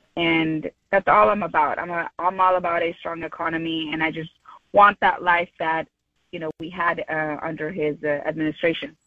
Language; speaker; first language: English; early bilingual, other home language; Spanish